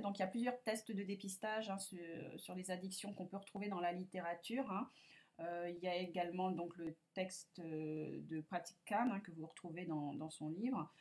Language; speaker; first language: French; native; French